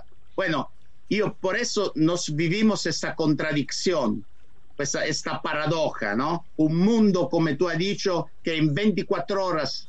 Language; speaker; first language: Spanish; non-native, fluent; Italian